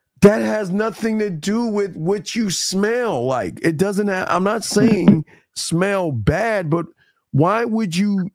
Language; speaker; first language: English; native; English